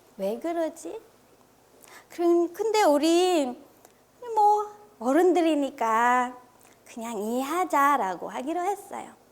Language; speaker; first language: Korean; non-native, fluent; Filipino